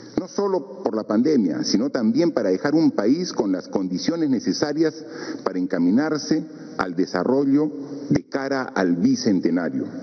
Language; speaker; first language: Spanish; native; Spanish